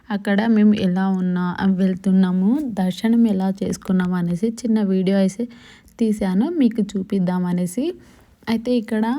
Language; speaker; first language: Telugu; non-native, local second language; Lambadi